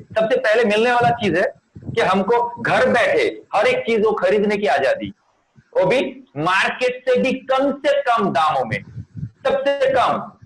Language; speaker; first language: Hindi; non-native, local second language; Bangla